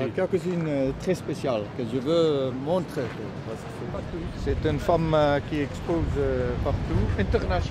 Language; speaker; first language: French; non-native, learner; Dutch